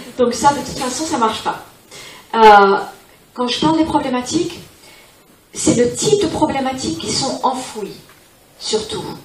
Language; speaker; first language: French; non-native, fluent; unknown